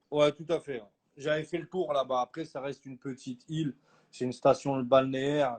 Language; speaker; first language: French; native; French